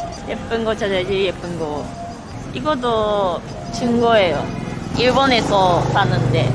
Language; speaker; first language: Korean; non-native, fluent; Japanese